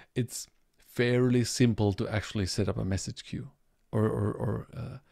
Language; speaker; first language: English; non-native, fluent; German